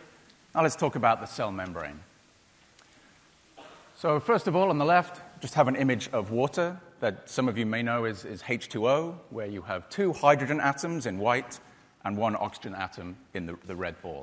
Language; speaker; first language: English; native; English